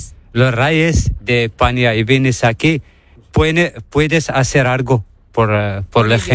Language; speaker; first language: Spanish; non-native, learner; Arabic